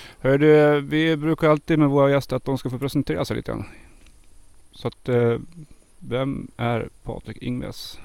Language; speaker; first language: Swedish; native; Swedish